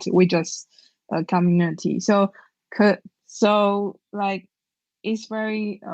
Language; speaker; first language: English; non-native, learner; Chinese